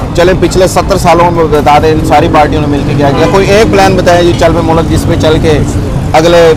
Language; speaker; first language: Urdu; native; Urdu